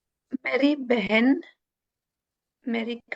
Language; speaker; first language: Hindi; non-native, learner; Italian